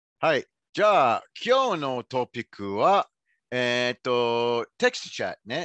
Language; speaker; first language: Japanese; non-native, fluent; English